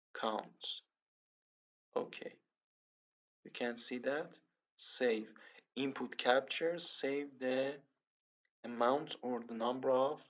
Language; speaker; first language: English; non-native, learner; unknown